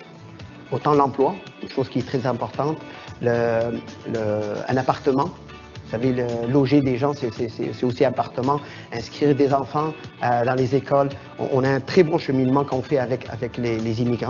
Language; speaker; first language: French; non-native, local second language; Arabic